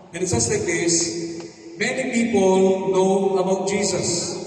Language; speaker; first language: English; non-native, local second language; Filipino